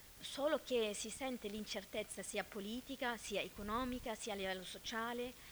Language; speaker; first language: Italian; non-native, fluent; Arabic